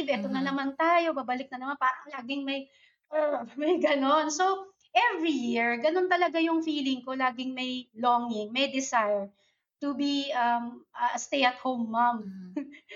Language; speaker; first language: English; non-native, local second language; Filipino